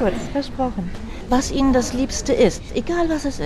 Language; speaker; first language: German; native; German